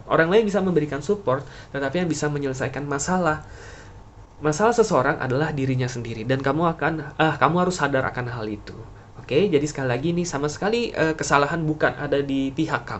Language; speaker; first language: Indonesian; native; Indonesian